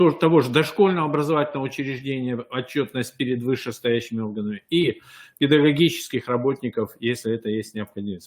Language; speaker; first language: Russian; native; Russian